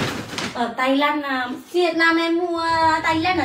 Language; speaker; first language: Vietnamese; non-native, learner; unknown